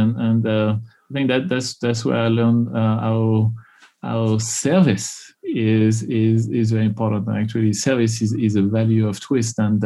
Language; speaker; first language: English; non-native, fluent; French